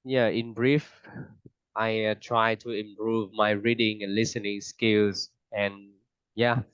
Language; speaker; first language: English; non-native, fluent; Vietnamese